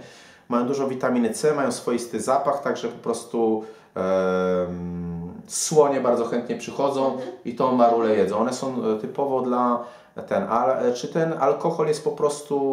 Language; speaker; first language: Polish; native; Polish